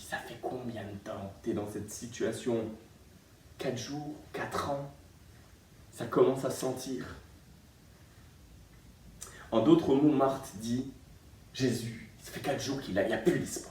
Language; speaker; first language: French; native; French